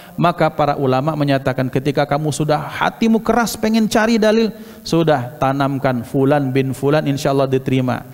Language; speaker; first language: Malay; non-native, local second language; Javanese